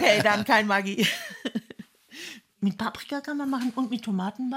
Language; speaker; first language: German; native; German